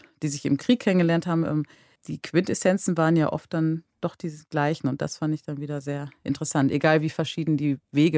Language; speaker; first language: German; native; German